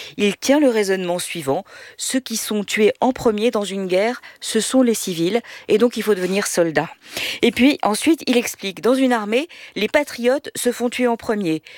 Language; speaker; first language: French; native; French